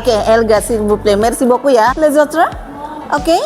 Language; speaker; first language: French; non-native, learner; Indonesian